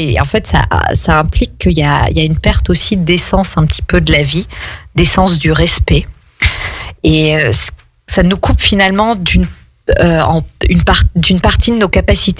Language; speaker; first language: French; native; French